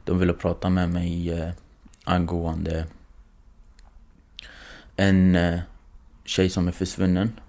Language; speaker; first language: Swedish; non-native, fluent; Kurdish